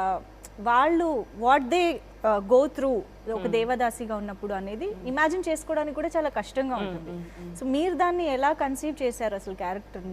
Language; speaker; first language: Telugu; native; Telugu